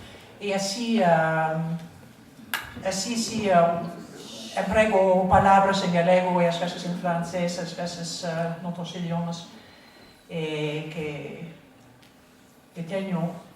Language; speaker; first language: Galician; non-native, fluent; English